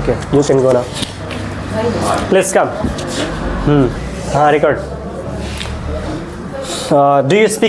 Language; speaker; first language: English; non-native, local second language; Hindi